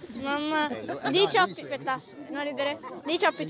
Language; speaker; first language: Italian; native; Italian